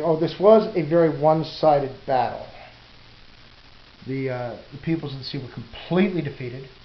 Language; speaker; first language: English; native; English